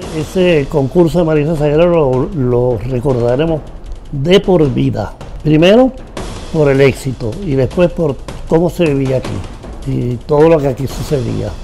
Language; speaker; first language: Spanish; native; Spanish